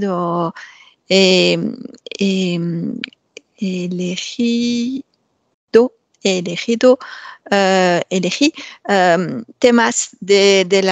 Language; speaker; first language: Spanish; non-native, learner; French